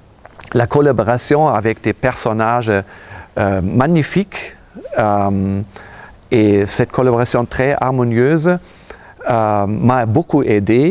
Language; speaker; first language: French; non-native, fluent; German